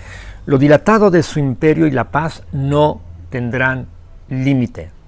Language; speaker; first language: Spanish; native; Spanish